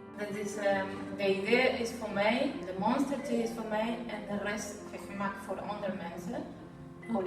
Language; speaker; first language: Dutch; non-native, learner; Spanish